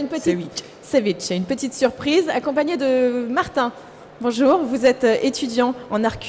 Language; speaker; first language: French; native; French